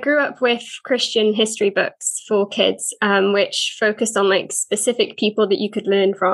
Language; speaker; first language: English; native; English